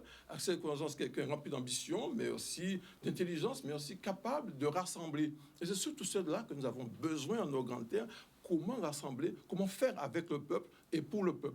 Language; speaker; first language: French; native; French